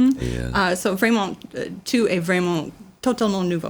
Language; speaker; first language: French; non-native, learner; English